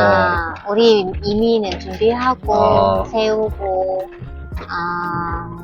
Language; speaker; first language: Korean; non-native, learner; Vietnamese